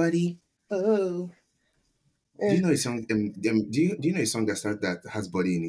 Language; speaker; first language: English; non-native, local second language; Yoruba